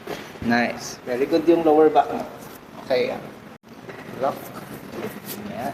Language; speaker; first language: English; non-native, local second language; Filipino